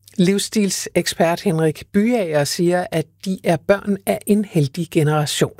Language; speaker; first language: Danish; native; Danish